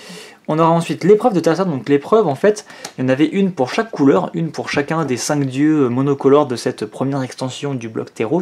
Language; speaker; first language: French; native; French